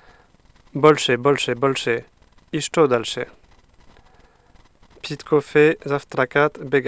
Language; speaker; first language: Russian; non-native, learner; French